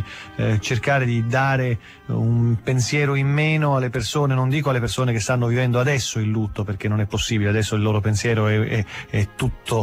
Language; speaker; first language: Italian; native; Italian